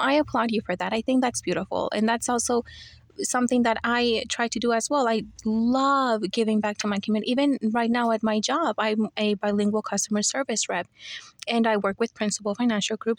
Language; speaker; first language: English; early bilingual, other home language; Spanish